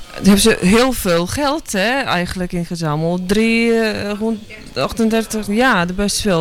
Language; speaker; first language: Dutch; non-native, learner; Ukrainian